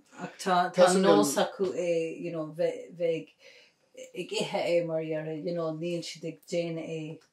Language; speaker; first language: Irish; non-native, local second language; English